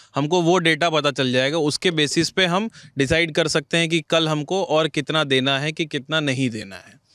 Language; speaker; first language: Hindi; native; Hindi